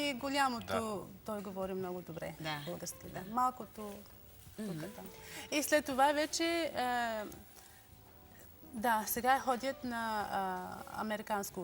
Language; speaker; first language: Bulgarian; non-native, learner; English